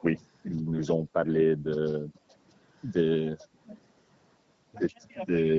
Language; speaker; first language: French; non-native, local second language; Dutch